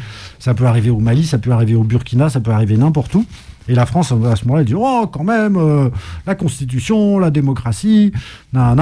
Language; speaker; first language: French; native; French